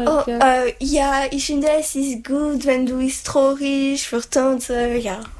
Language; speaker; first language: German; non-native, learner; French